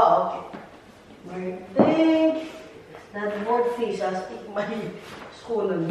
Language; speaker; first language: Dutch; non-native, learner; Filipino